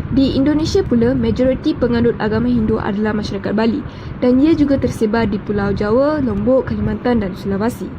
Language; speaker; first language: Malay; non-native, local second language; Tamil